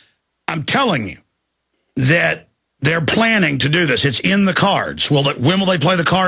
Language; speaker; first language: English; native; English